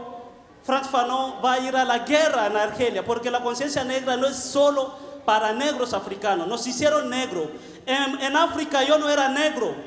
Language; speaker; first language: Spanish; non-native, fluent; Bembe